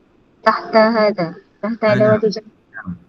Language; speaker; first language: Arabic; non-native, learner; Malay